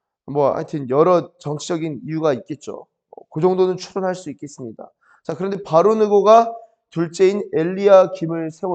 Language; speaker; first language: Korean; native; Korean